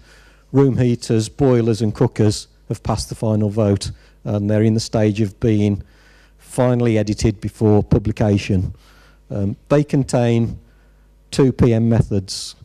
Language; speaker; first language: English; native; English